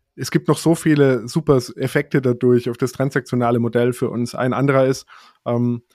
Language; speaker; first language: German; native; German